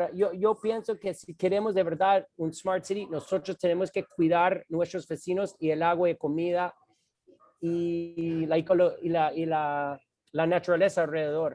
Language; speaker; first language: Spanish; non-native, fluent; English